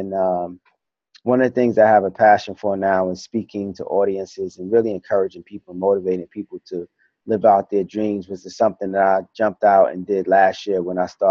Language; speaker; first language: English; native; English